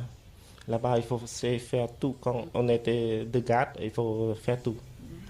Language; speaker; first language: French; non-native, fluent; Khmer